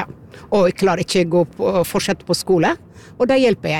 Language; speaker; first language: Norwegian; non-native, learner; Amharic